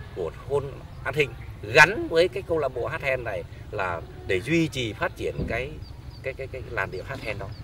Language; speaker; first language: Vietnamese; non-native, local second language; Tày